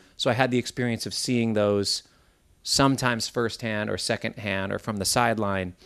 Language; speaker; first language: English; native; English